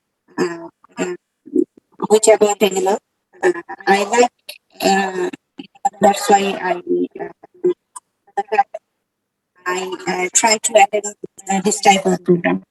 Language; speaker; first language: English; non-native, learner; Bangla